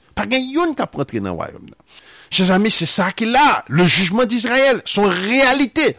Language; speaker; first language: French; non-native, local second language; Haitian Creole